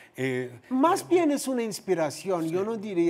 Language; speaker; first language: Spanish; non-native, fluent; English